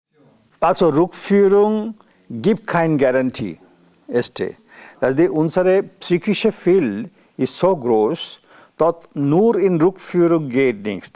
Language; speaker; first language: German; non-native, learner; Bangla